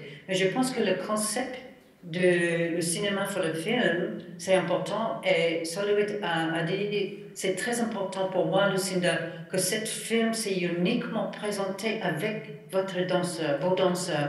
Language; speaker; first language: French; non-native, fluent; English